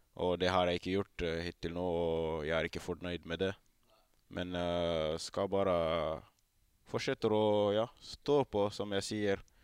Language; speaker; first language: Norwegian; non-native, fluent; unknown